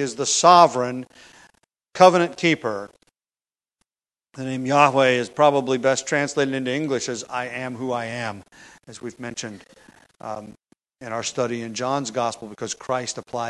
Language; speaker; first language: English; native; English